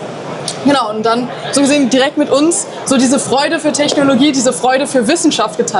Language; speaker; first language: German; native; German